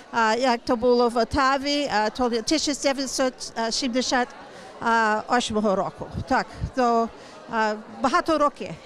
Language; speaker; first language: Ukrainian; early bilingual, heritage; English